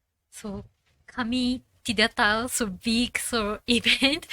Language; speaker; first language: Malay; non-native, learner; Japanese